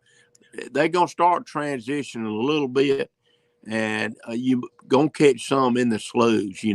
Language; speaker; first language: English; native; English